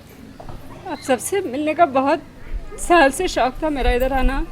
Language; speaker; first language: Hindi; non-native, local second language; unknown